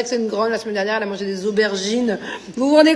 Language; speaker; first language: French; native; French